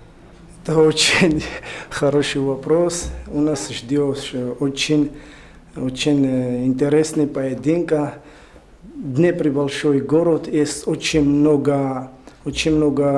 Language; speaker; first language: Russian; non-native, learner; Georgian